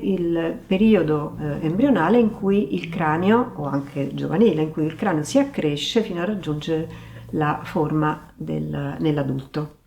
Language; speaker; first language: Italian; native; Italian